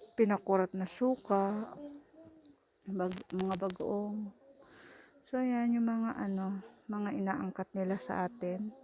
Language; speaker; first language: Filipino; native; Filipino